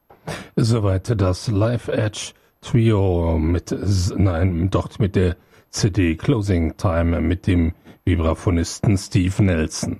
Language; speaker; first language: German; native; German